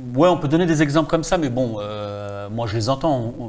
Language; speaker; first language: French; native; French